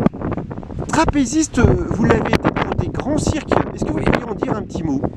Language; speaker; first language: French; native; French